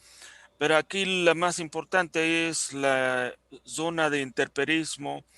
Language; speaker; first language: Spanish; non-native, fluent; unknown